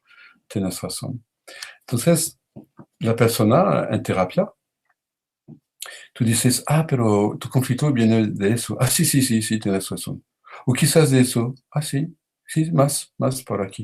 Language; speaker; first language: Spanish; non-native, learner; French